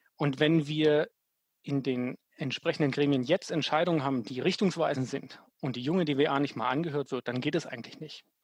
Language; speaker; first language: German; native; German